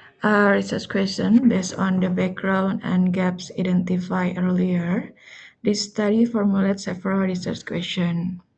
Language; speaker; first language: English; non-native, learner; Indonesian